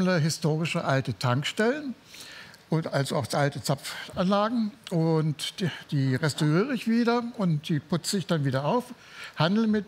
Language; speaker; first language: German; native; German